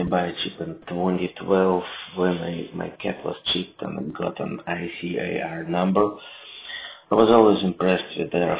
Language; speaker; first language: English; non-native, learner; Russian